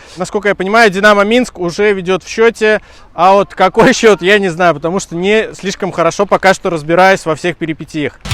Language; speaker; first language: Russian; native; Russian